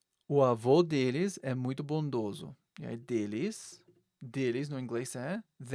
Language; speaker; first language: Portuguese; non-native, fluent; English